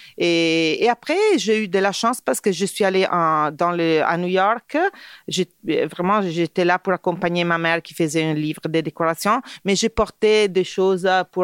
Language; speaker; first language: French; non-native, fluent; Italian